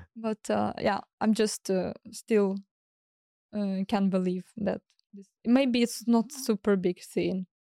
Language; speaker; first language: English; non-native, fluent; Ukrainian